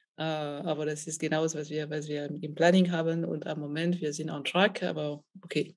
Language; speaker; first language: German; non-native, fluent; French